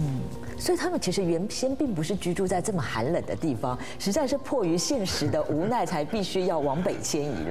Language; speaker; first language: Chinese; native; Chinese